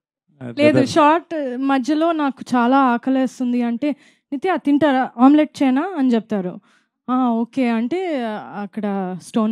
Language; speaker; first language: Telugu; non-native, fluent; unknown